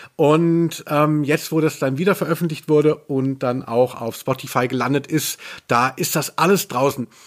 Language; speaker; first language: German; native; German